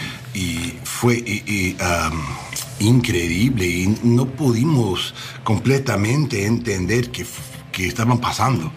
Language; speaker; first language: Spanish; non-native, learner; English